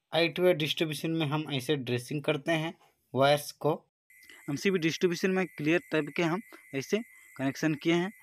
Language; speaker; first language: Hindi; non-native, local second language; Odia